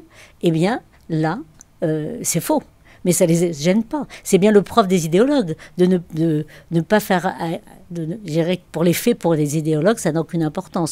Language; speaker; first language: French; native; French